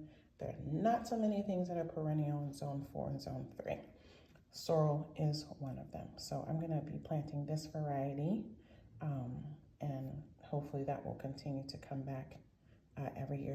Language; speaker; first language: English; native; English